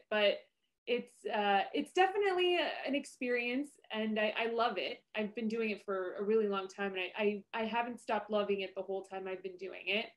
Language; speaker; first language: English; native; English